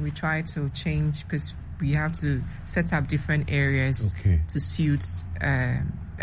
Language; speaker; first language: English; non-native, local second language; Akan